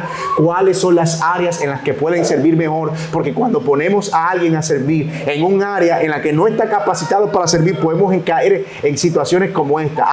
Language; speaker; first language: Spanish; native; Spanish